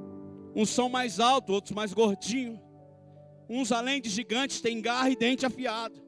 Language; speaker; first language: Portuguese; native; Portuguese